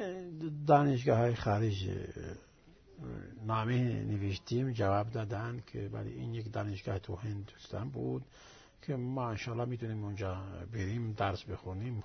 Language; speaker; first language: Persian; non-native, fluent; Arabic